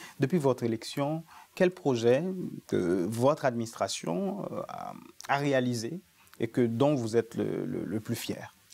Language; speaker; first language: French; native; French